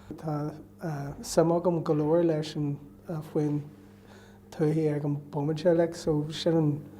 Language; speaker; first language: Irish; non-native, local second language; English